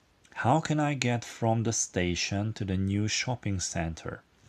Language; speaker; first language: English; non-native, fluent; Hungarian